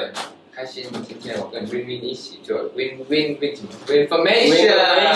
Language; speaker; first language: Chinese; non-native, learner; Thai